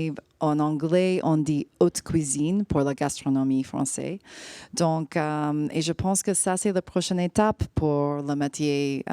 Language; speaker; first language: French; non-native, fluent; English